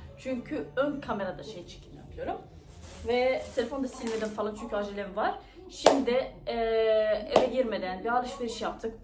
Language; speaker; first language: Turkish; non-native, fluent; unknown